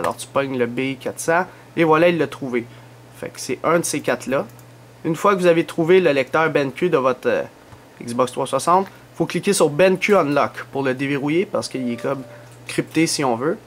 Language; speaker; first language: French; native; French